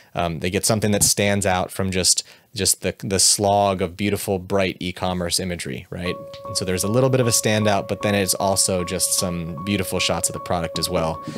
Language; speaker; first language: English; native; English